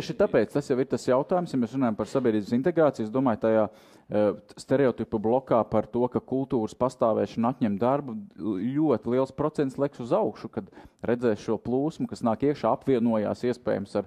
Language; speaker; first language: Latvian; native; Latvian